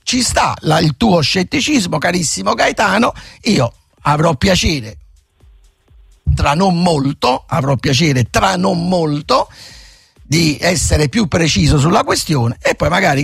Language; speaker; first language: Italian; native; Italian